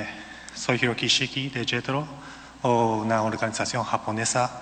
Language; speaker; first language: Spanish; non-native, learner; Japanese